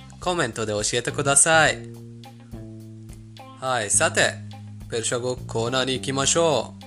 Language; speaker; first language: Japanese; non-native, fluent; Persian